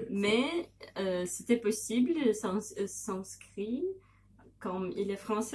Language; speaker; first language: French; non-native, learner; Russian